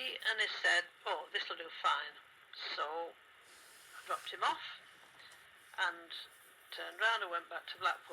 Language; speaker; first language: English; native; English